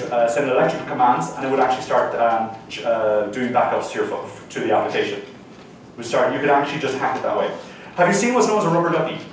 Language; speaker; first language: English; native; English